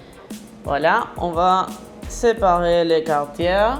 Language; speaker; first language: French; non-native, fluent; Spanish